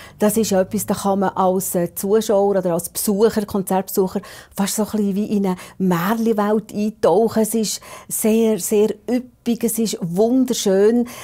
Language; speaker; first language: German; native; German